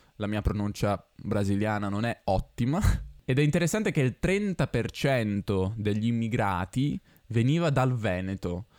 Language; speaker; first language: Italian; native; Italian